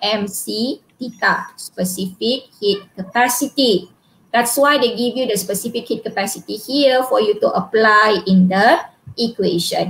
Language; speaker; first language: English; non-native, local second language; Malay